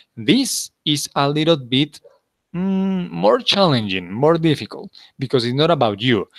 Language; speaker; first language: English; non-native, fluent; Spanish